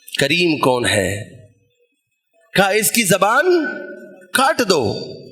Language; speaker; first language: Urdu; non-native, local second language; Punjabi